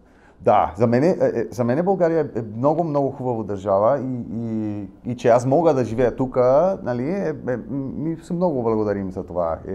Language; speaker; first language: Bulgarian; non-native, learner; Spanish